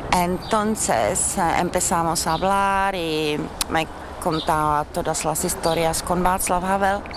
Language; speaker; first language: Spanish; non-native, learner; Czech